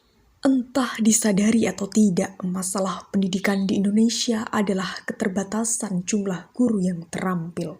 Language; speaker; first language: Indonesian; native; Indonesian